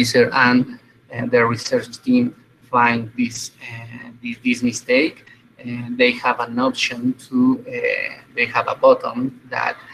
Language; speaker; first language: English; non-native, fluent; Spanish